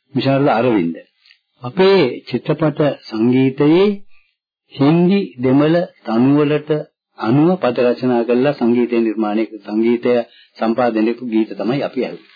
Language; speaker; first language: Sinhala; native; Sinhala